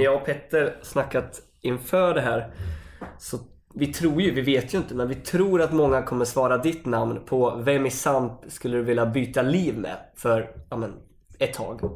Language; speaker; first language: Swedish; native; Swedish